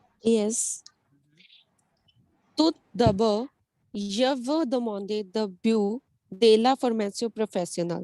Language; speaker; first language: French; non-native, learner; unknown